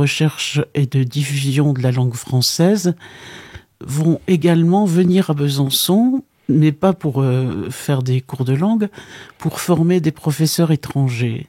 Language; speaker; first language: French; native; French